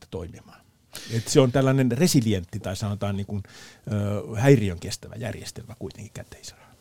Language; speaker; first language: Finnish; native; Finnish